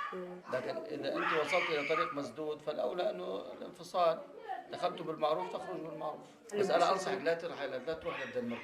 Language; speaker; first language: Arabic; native; Arabic